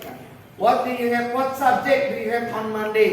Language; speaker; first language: English; non-native, fluent; Indonesian